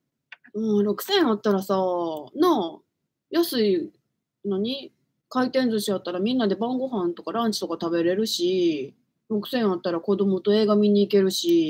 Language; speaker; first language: Japanese; native; Japanese